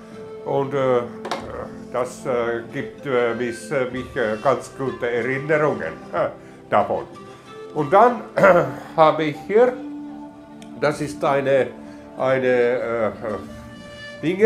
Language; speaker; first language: German; non-native, learner; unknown